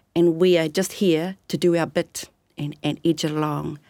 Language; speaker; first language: English; native; English